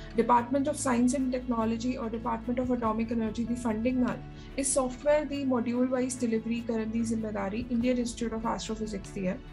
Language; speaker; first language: Punjabi; non-native, local second language; Tamil